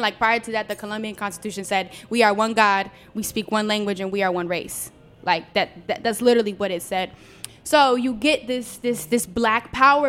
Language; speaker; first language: English; native; English